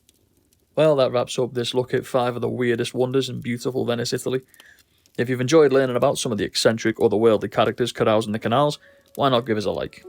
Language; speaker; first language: English; native; English